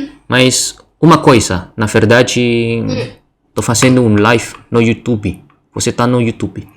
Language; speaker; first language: Portuguese; early bilingual, heritage; Indonesian